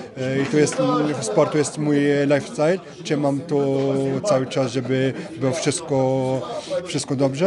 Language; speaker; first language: Polish; non-native, fluent; French